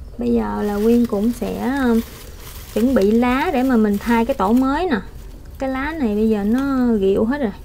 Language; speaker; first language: Vietnamese; native; Vietnamese